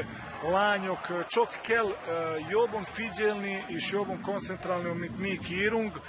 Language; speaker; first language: Hungarian; non-native, learner; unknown